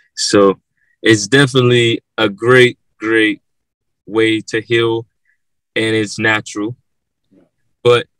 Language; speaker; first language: English; native; English